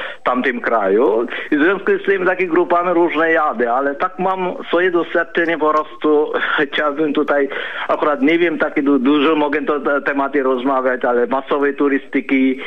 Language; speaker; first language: Polish; non-native, fluent; Sinhala